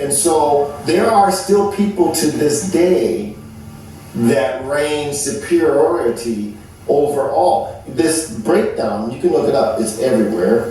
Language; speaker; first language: English; native; English